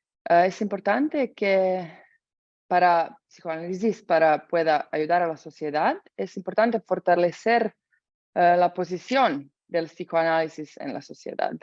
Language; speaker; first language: Spanish; non-native, fluent; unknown